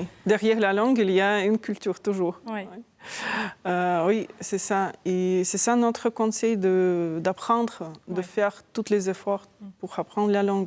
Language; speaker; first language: French; non-native, fluent; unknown